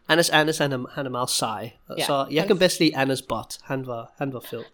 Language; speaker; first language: Danish; non-native, fluent; English